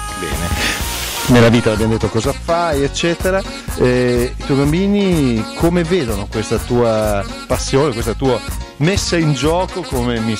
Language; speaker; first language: Italian; native; Italian